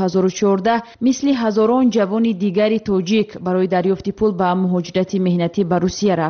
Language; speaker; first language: Tajik; native; Tajik